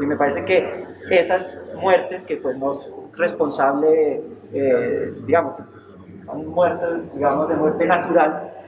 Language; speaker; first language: Spanish; native; Spanish